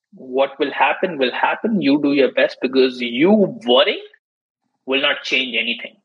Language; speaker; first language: English; non-native, local second language; Hindi